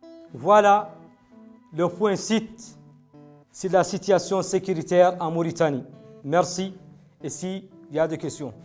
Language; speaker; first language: French; non-native, local second language; Arabic